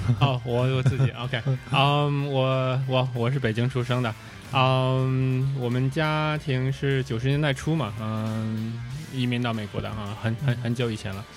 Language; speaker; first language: Chinese; early bilingual, other home language; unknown